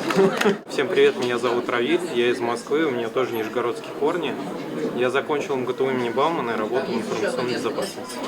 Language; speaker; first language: Russian; native; Russian